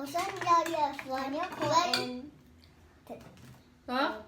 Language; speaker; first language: Swedish; early bilingual, other home language; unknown